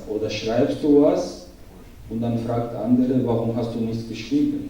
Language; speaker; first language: German; non-native, learner; Georgian